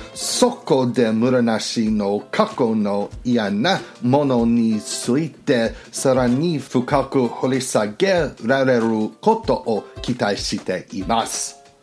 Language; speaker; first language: Japanese; non-native, learner; English